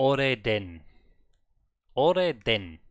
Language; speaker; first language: Korean; non-native, learner; German